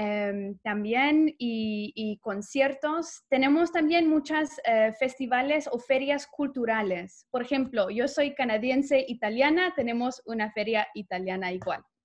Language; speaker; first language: Spanish; non-native, fluent; English